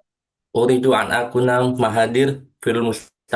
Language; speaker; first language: Arabic; non-native, learner; Indonesian